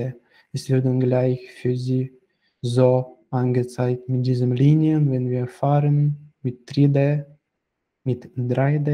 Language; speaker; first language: German; non-native, fluent; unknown